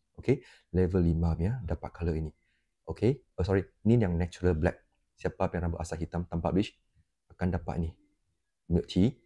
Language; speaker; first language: Malay; non-native, local second language; Chinese